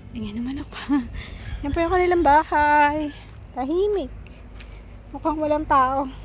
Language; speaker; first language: Filipino; native; Filipino